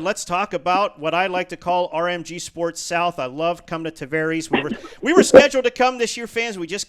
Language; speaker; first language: English; native; English